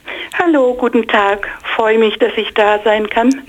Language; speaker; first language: German; non-native, fluent; English